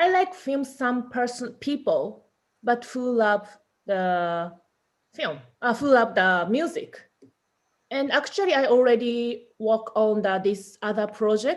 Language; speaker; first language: English; non-native, learner; Japanese